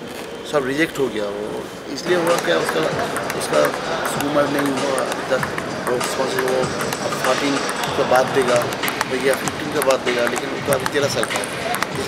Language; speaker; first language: Hindi; non-native, local second language; Bangla